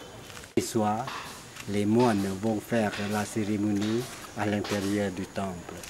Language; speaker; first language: French; non-native, fluent; Lao